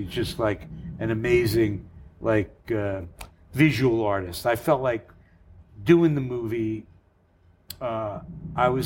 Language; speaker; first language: English; native; English